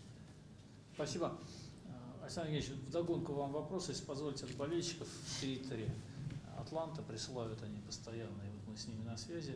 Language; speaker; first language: Russian; native; Russian